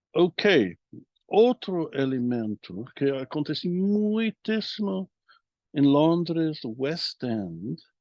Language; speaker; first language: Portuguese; non-native, fluent; English